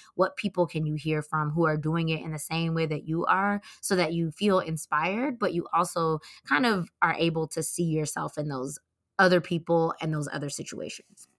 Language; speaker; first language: English; native; English